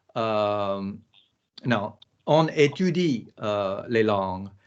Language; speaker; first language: French; non-native, learner; English